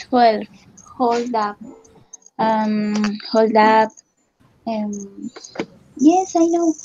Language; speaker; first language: English; non-native, learner; Spanish